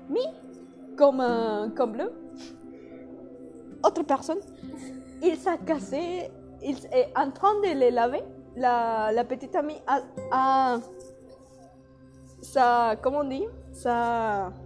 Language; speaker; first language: French; non-native, learner; Spanish